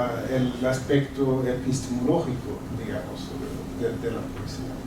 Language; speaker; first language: Spanish; non-native, fluent; Swedish